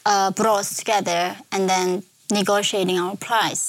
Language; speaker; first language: English; non-native, fluent; Korean